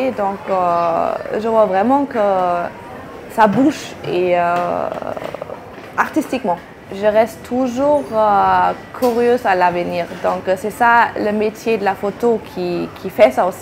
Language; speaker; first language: French; non-native, fluent; German